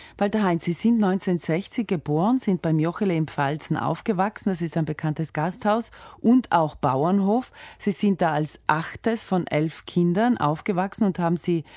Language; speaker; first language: German; native; German